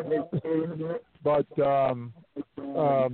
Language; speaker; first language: English; native; English